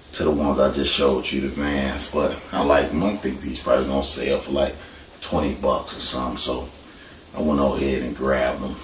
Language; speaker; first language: English; native; English